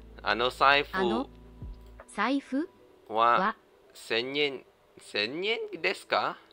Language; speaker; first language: Japanese; non-native, learner; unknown